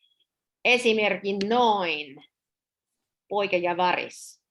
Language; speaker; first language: Finnish; non-native, learner; English